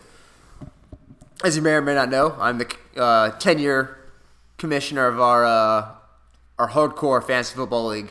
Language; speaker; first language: English; native; English